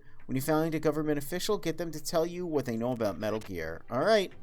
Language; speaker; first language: English; native; English